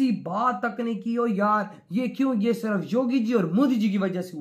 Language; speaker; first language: Urdu; non-native, local second language; Punjabi